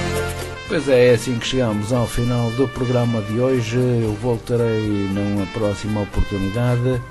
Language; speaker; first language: Portuguese; native; Portuguese